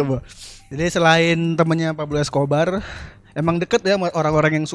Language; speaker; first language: Indonesian; native; Indonesian